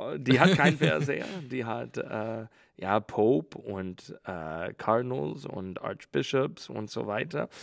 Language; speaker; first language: German; non-native, learner; English